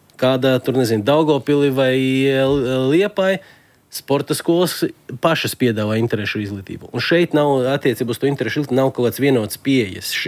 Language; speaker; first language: Latvian; non-native, local second language; Russian